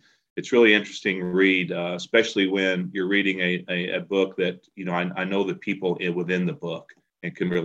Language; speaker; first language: English; native; English